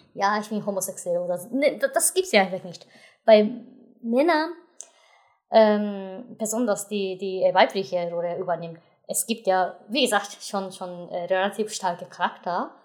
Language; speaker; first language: German; non-native, fluent; Japanese